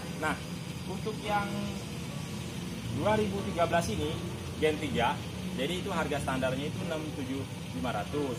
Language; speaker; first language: Indonesian; native; Indonesian